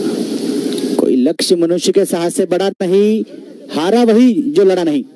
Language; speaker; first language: Hindi; non-native, local second language; Marathi